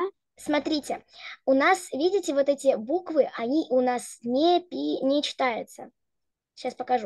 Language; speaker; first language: Russian; native; Russian